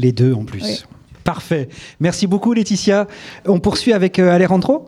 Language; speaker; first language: French; native; French